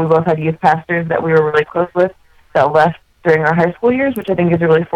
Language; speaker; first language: English; native; English